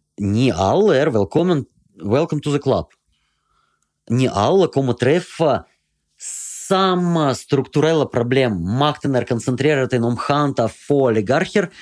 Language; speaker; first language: Swedish; non-native, fluent; Russian